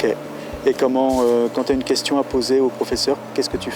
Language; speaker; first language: French; native; French